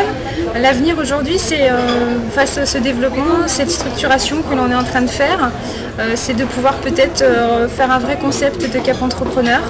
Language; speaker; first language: French; native; French